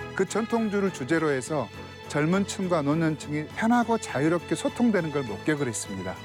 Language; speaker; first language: Korean; native; Korean